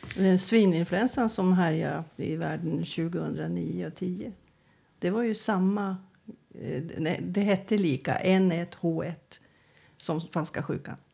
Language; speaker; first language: Swedish; native; Swedish